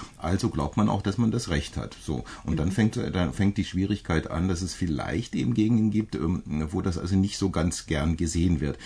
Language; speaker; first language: German; native; German